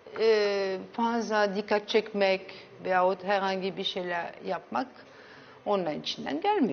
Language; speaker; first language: Turkish; early bilingual, heritage; Turkish